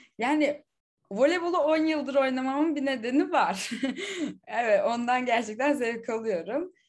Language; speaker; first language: Turkish; native; Turkish